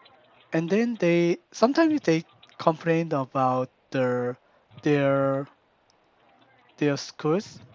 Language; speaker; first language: English; non-native, learner; Korean